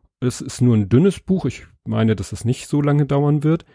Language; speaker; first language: German; native; German